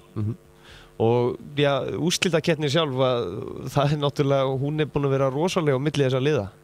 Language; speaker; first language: Icelandic; native; Icelandic